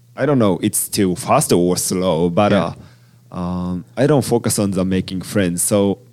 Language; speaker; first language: English; non-native, learner; Japanese